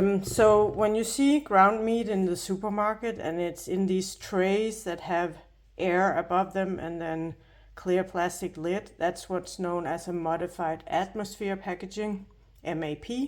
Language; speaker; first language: English; non-native, fluent; Danish